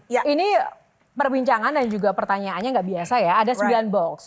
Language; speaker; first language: Indonesian; native; Indonesian